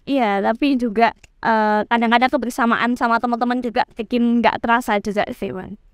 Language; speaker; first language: Indonesian; native; Indonesian